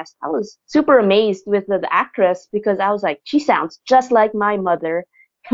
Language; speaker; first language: English; non-native, local second language; Filipino